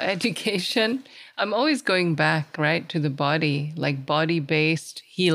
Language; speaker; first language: English; non-native, local second language; Malay